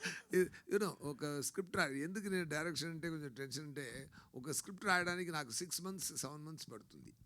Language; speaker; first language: Telugu; non-native, learner; Tamil